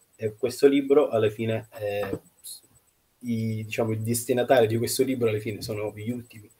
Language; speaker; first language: Italian; non-native, fluent; Russian